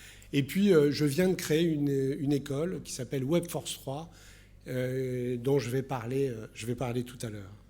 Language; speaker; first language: French; native; French